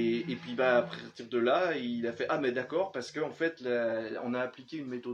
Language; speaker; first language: French; native; French